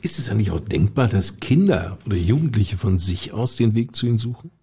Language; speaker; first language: German; native; German